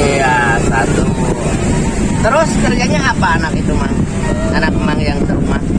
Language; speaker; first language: Indonesian; non-native, local second language; Sundanese